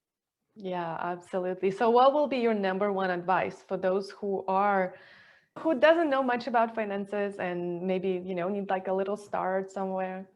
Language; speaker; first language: English; non-native, fluent; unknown